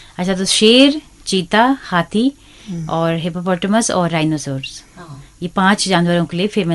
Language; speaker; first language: Hindi; native; Hindi